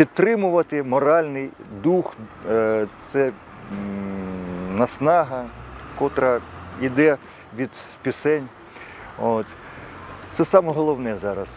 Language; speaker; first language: Ukrainian; native; Ukrainian